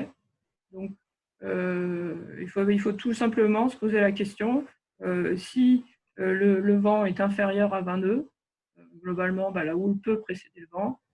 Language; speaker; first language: French; native; French